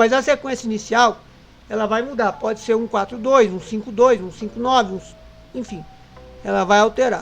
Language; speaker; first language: Portuguese; native; Portuguese